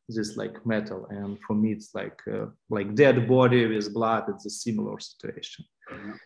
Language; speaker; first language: English; non-native, fluent; Ukrainian